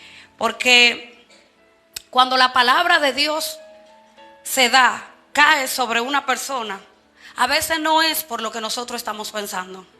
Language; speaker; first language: Spanish; native; Spanish